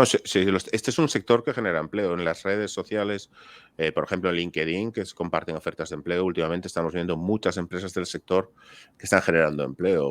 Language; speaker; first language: Spanish; native; Spanish